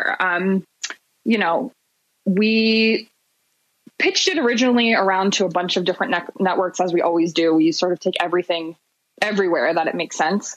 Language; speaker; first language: English; native; English